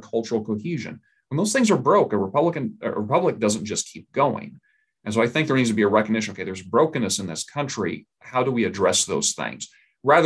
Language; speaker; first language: English; native; English